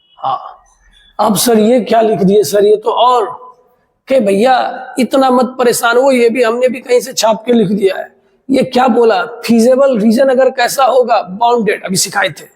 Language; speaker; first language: Hindi; native; Hindi